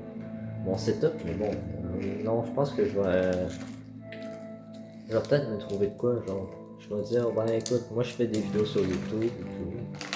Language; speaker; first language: French; native; French